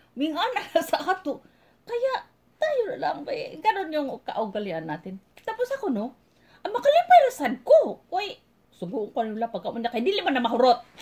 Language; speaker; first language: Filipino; non-native, local second language; Cebuano